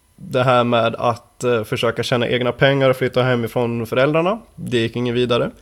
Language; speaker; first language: Swedish; native; Swedish